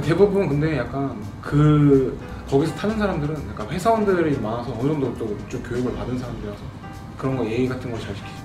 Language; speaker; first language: Korean; native; Korean